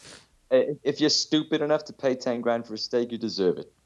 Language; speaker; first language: English; native; English